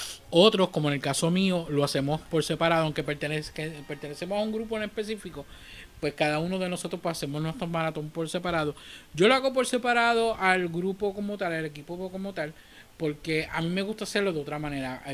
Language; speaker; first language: Spanish; native; Spanish